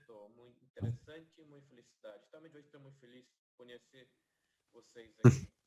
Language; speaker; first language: Portuguese; non-native, local second language; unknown